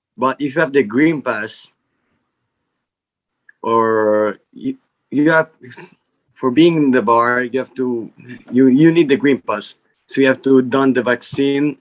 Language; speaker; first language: English; non-native, learner; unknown